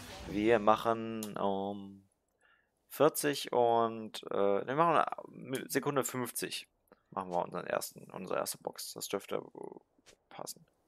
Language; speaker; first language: German; native; German